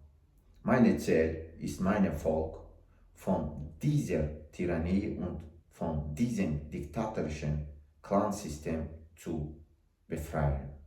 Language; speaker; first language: German; non-native, learner; Tajik